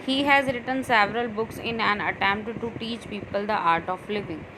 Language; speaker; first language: English; non-native, local second language; Punjabi